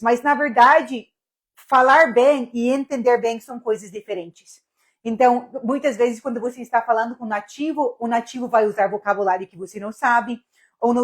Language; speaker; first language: Portuguese; non-native, fluent; English